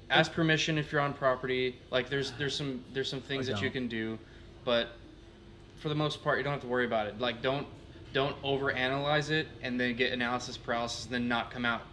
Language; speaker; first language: English; native; English